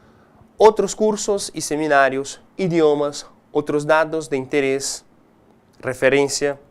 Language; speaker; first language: Spanish; non-native, fluent; Portuguese